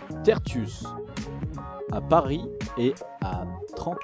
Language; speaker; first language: French; native; French